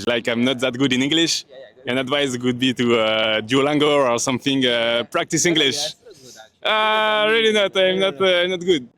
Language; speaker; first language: English; non-native, learner; French